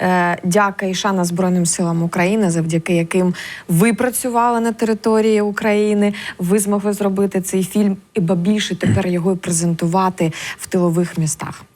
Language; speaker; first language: Ukrainian; native; Ukrainian